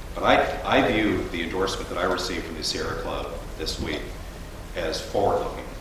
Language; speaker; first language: English; native; English